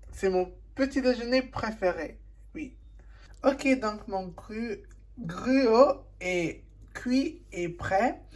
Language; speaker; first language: French; non-native, learner; English